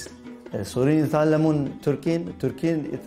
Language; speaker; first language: Arabic; non-native, local second language; Turkish